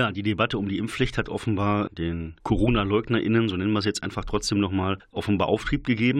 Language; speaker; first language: German; native; German